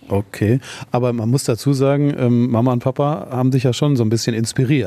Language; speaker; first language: German; native; German